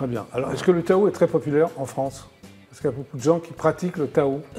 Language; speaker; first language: French; native; French